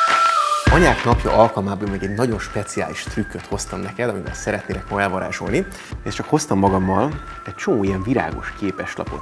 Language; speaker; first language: Hungarian; native; Hungarian